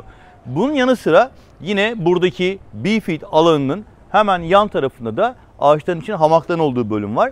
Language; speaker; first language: Turkish; native; Turkish